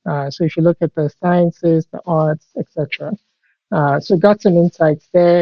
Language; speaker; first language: English; non-native, local second language; Yoruba